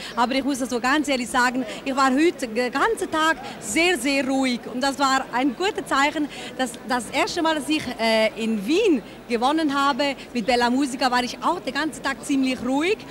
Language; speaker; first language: German; non-native, local second language; Italian